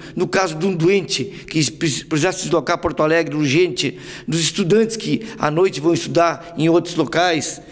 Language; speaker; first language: Portuguese; native; Portuguese